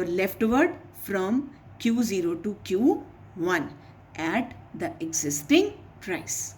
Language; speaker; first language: English; non-native, local second language; Punjabi